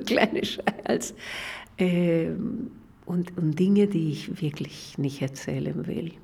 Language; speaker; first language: German; non-native, fluent; Spanish